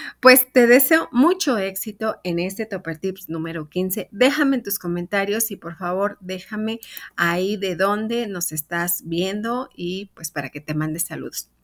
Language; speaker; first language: Spanish; native; Spanish